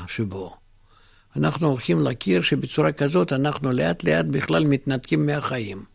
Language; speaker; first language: Hebrew; non-native, fluent; Russian